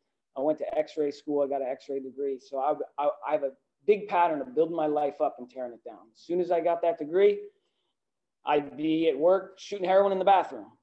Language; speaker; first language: English; native; English